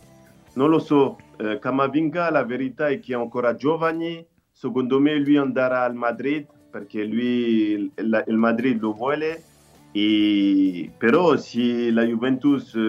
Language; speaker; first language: Italian; non-native, learner; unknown